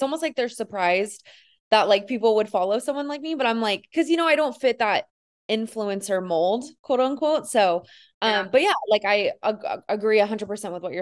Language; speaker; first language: English; native; English